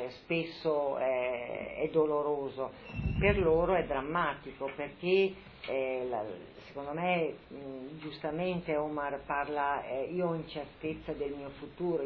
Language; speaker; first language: Italian; native; Italian